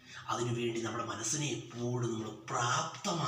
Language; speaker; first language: Malayalam; native; Malayalam